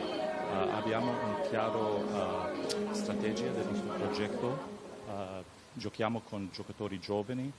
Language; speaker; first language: Italian; non-native, learner; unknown